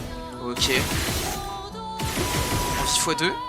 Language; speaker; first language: French; native; French